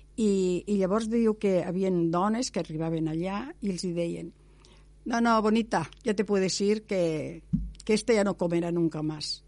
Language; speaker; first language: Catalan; non-native, local second language; Spanish